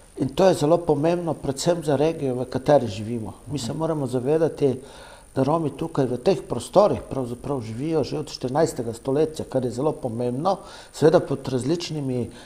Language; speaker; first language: Slovenian; non-native, local second language; Romany